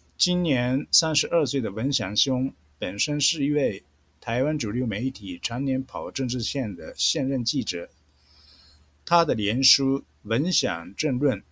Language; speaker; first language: Chinese; non-native, fluent; Japanese